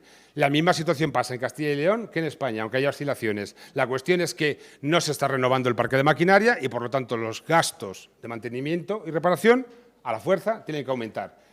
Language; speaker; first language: Spanish; native; Spanish